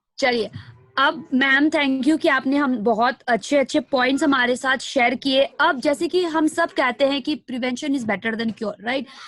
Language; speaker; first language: Hindi; non-native, local second language; Nepali